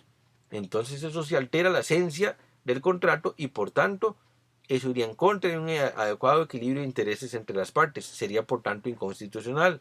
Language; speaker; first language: Spanish; native; Spanish